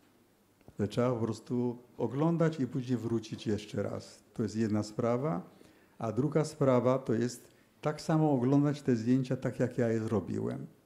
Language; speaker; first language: Polish; early bilingual, heritage; Polish